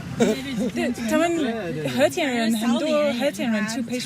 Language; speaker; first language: Chinese; non-native, learner; English